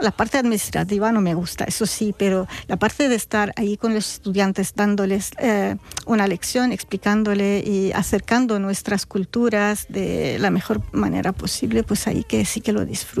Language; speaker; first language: Spanish; non-native, fluent; Arabic